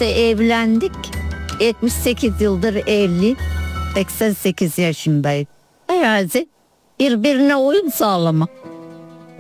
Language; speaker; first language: Turkish; native; Turkish